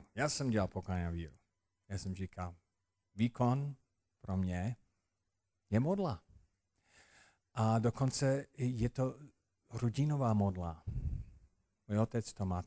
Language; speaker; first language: Czech; non-native, fluent; English